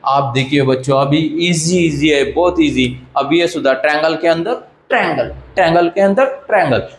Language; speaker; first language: Hindi; non-native, local second language; Marathi